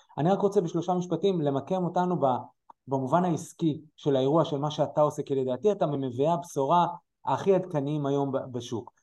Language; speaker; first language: Hebrew; native; Hebrew